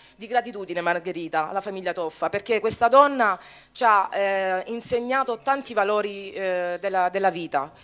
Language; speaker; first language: Italian; native; Italian